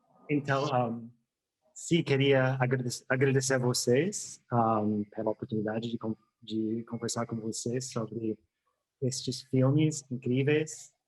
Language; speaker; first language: Portuguese; non-native, fluent; English